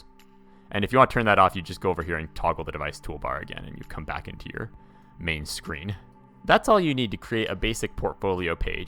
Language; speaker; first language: English; native; English